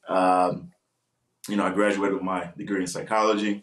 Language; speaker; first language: English; native; English